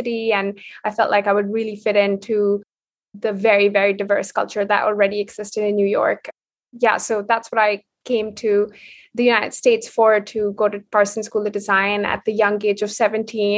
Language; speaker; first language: English; non-native, local second language; Hindi